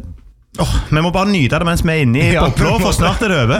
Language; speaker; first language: Norwegian; native; Norwegian